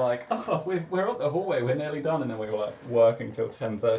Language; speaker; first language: English; native; English